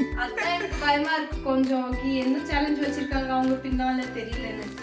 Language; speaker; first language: Tamil; non-native, learner; Hindi